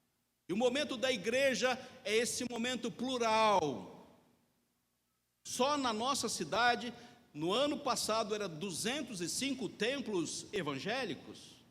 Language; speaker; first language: Portuguese; native; Portuguese